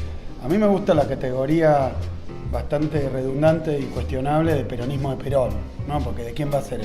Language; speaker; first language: Spanish; native; Spanish